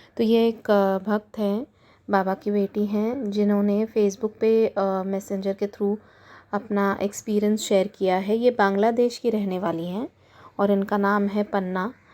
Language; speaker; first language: Hindi; native; Hindi